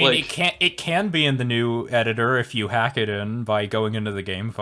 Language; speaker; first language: English; native; English